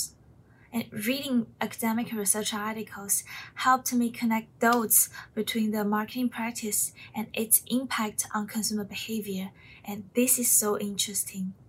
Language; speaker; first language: English; non-native, fluent; Chinese